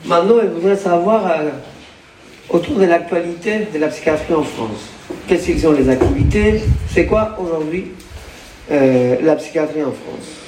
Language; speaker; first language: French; non-native, fluent; Spanish